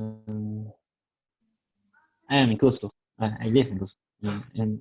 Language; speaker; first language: English; non-native, learner; Spanish